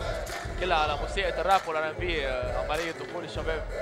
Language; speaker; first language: Arabic; native; Arabic